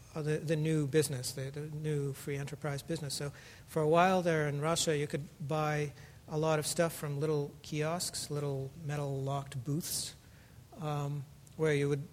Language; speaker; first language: English; early bilingual, other home language; Russian